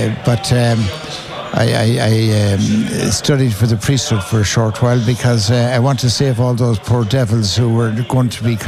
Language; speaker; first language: English; native; English